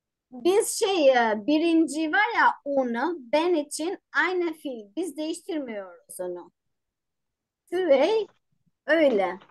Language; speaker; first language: Turkish; non-native, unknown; Albanian